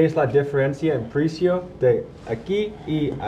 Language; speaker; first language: Spanish; non-native, learner; English